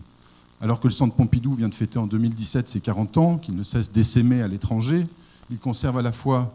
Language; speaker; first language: French; native; French